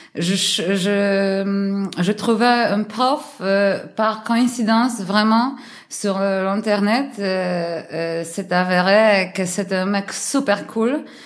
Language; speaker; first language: French; non-native, learner; Polish